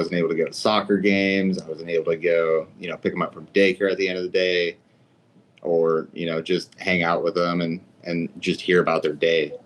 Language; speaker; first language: English; native; English